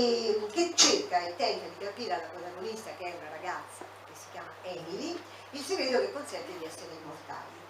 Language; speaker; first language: Italian; native; Italian